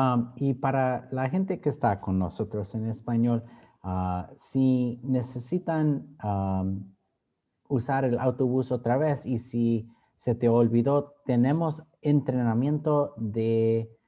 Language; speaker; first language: Spanish; early bilingual, other home language; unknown